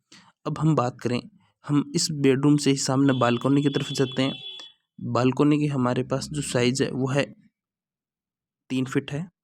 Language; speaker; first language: Hindi; native; Hindi